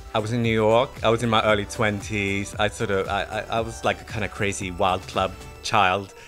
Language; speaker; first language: English; non-native, fluent; Swedish